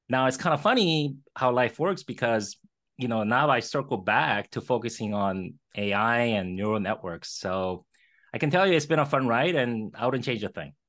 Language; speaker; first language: English; early bilingual, other home language; Korean